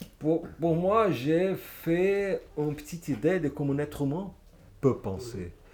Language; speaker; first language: French; non-native, fluent; Portuguese